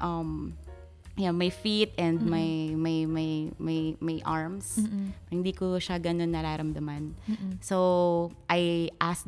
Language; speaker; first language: English; non-native, local second language; Filipino